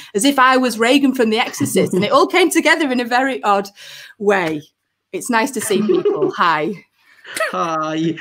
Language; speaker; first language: English; native; English